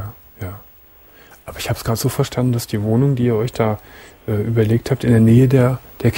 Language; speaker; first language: German; native; German